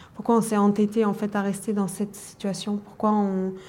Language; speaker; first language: French; non-native, fluent; German